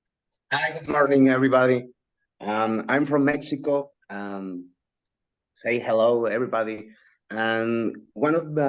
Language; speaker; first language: English; non-native, learner; Spanish